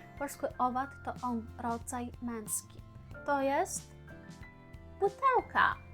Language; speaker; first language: Polish; non-native, fluent; Ukrainian